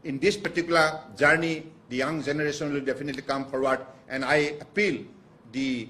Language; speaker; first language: English; non-native, local second language; Assamese